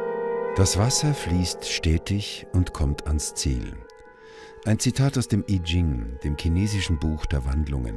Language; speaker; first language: German; native; German